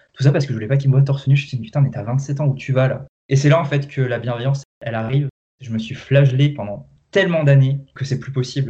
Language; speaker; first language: French; native; French